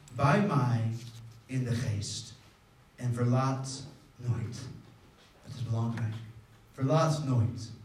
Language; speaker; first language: Dutch; non-native, fluent; English